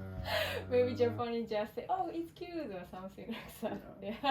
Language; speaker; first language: English; non-native, learner; Japanese